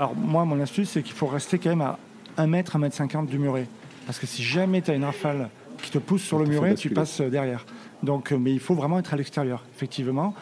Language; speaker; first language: French; native; French